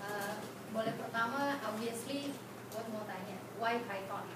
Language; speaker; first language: Indonesian; native; Indonesian